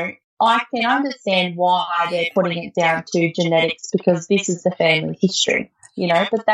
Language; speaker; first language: English; native; English